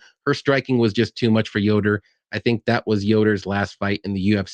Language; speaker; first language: English; native; English